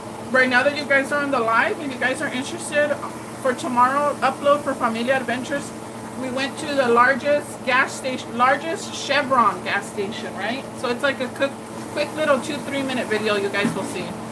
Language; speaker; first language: English; native; English